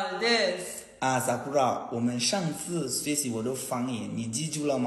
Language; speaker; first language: Chinese; non-native, fluent; Ghomala